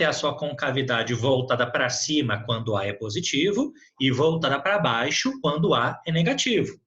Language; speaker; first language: Portuguese; native; Portuguese